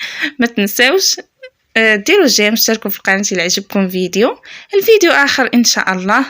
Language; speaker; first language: Arabic; native; Arabic